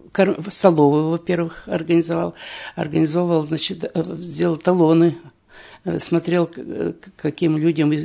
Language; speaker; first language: Russian; native; Russian